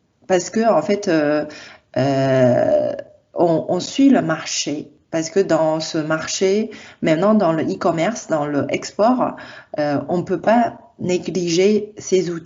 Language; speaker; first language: French; non-native, fluent; Chinese